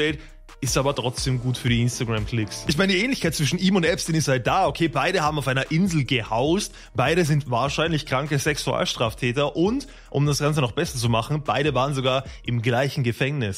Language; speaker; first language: German; native; German